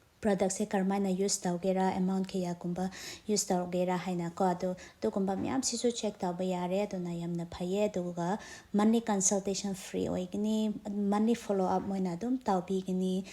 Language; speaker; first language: Manipuri; non-native, local second language; Tangkhul Naga (India)